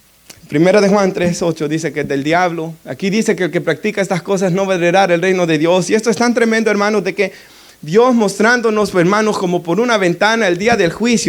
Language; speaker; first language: Spanish; native; Spanish